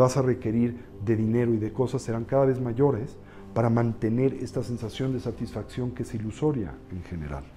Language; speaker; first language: Spanish; native; Spanish